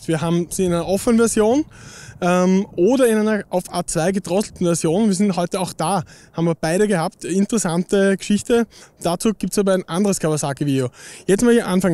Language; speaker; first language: German; native; German